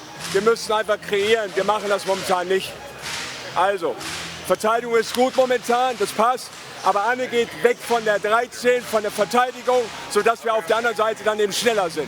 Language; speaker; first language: German; native; German